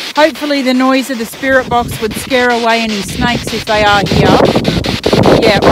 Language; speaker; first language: English; native; English